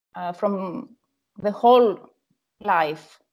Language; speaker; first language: English; non-native, learner; Greek